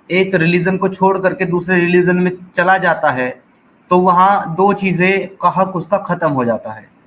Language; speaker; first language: Hindi; native; Hindi